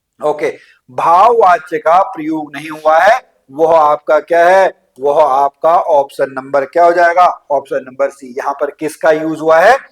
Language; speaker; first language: Hindi; native; Hindi